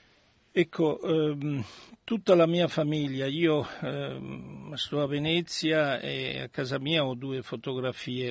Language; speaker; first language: Italian; early bilingual, other home language; Armenian